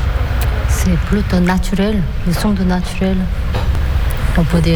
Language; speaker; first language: French; non-native, learner; Korean